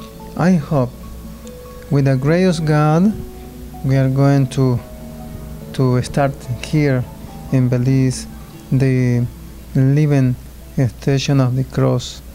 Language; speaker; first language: English; non-native, learner; Spanish